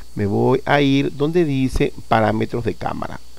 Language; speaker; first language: Spanish; native; Spanish